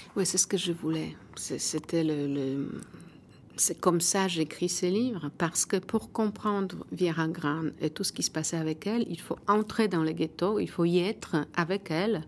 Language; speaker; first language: French; non-native, fluent; Polish